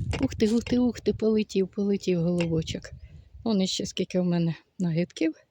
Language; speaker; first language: Ukrainian; native; Ukrainian